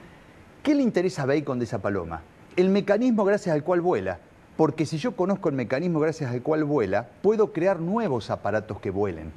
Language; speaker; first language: Spanish; native; Spanish